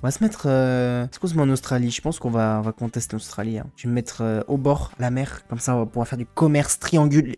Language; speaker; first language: French; native; French